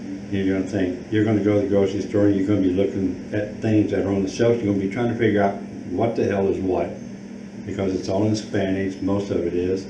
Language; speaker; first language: English; native; English